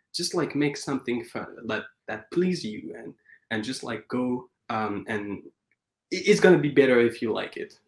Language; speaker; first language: English; non-native, fluent; French